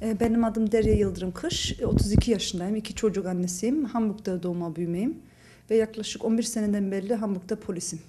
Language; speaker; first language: Turkish; early bilingual, heritage; Turkish